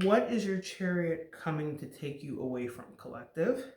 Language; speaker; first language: English; native; English